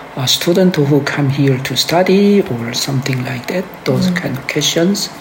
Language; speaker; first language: English; early bilingual, other home language; Korean